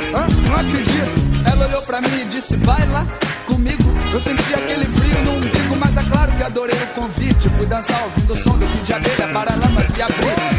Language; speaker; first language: French; non-native, fluent; Portuguese